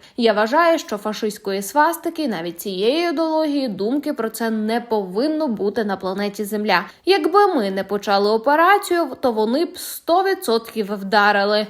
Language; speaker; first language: Ukrainian; native; Ukrainian